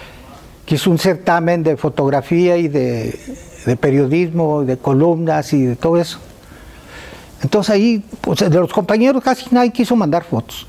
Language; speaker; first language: Spanish; native; Spanish